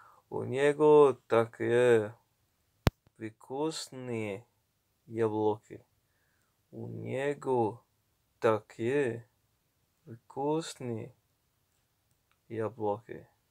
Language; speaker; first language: Russian; non-native, learner; Morisyen